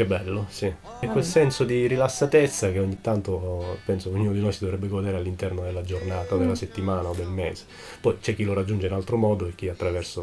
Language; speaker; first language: Italian; native; Italian